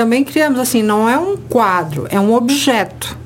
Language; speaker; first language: German; non-native, fluent; Portuguese